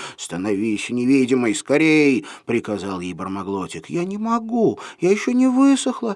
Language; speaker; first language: Russian; native; Russian